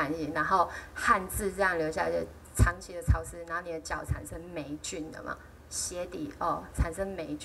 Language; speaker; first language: Chinese; native; Chinese